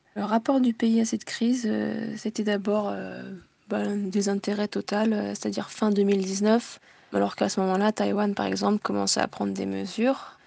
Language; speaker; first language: French; early bilingual, heritage; Japanese